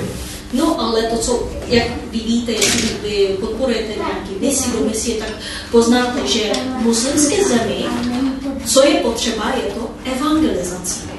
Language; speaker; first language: Czech; non-native, fluent; Korean